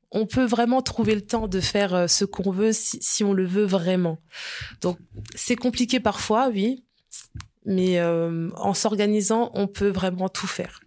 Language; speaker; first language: French; early bilingual, other home language; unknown